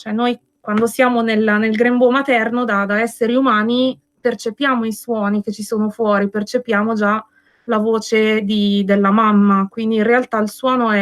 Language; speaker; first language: Italian; native; Italian